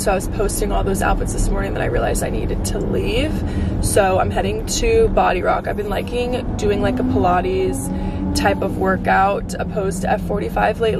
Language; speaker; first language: English; native; English